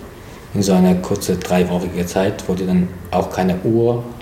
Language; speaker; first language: German; non-native, fluent; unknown